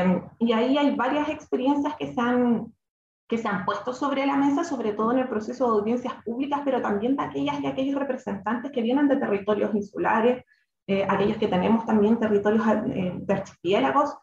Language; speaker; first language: Spanish; native; Spanish